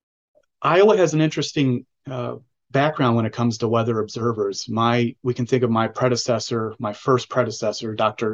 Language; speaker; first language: English; native; English